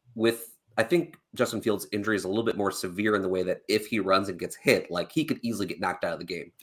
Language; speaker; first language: English; native; English